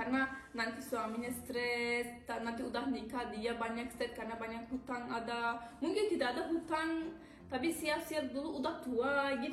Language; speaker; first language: Indonesian; non-native, learner; Turkish